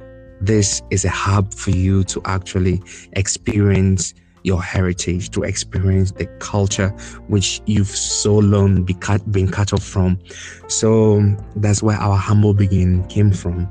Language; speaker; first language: English; non-native, local second language; Ga